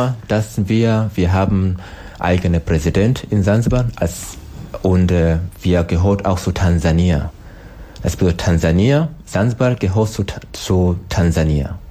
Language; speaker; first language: German; non-native, learner; Swahili